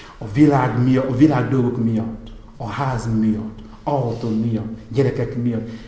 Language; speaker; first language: Hungarian; non-native, fluent; Igbo